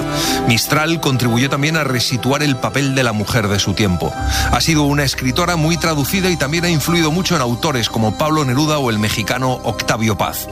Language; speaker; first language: Spanish; native; Spanish